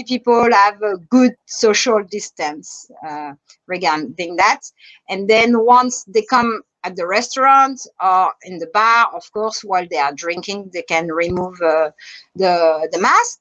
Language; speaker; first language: English; non-native, fluent; French